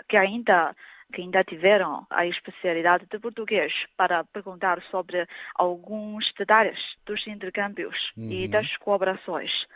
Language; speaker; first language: Portuguese; non-native, fluent; Chinese